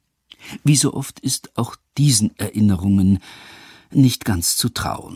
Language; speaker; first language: German; native; German